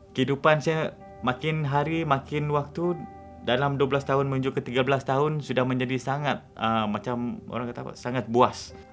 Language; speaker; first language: Malay; non-native, local second language; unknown